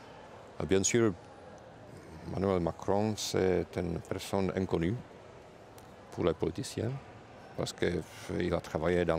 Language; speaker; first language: French; non-native, fluent; Czech